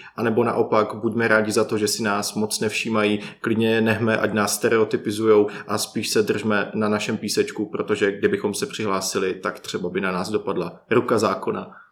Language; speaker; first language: Czech; native; Czech